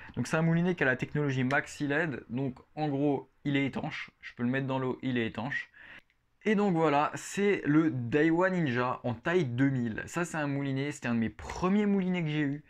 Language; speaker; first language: French; native; French